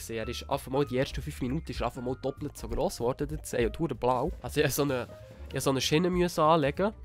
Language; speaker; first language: German; native; German